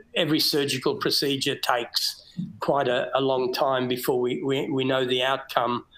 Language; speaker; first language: English; native; English